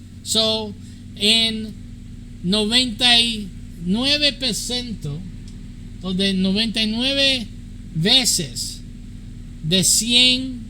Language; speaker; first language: Spanish; early bilingual, heritage; English